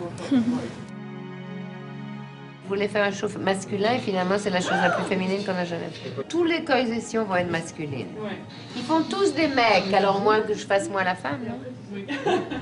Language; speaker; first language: French; native; French